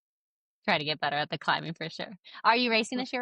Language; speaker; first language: English; native; English